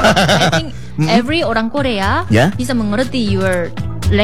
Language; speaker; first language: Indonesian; non-native, learner; Korean